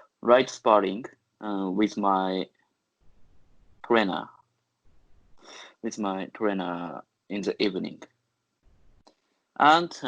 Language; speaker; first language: English; non-native, learner; Japanese